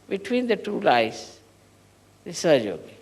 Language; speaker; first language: English; non-native, local second language; Hindi